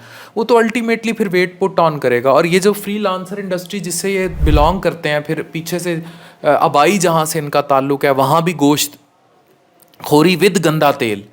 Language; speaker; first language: Urdu; native; Urdu